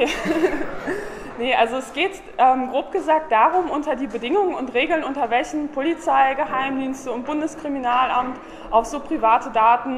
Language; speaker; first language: German; native; German